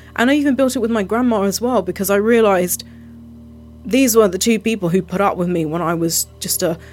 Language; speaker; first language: English; native; English